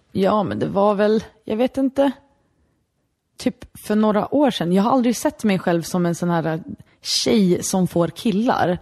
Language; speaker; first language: Swedish; early bilingual, other home language; Arabic